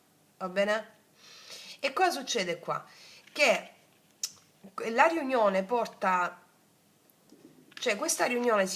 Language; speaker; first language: Italian; native; Italian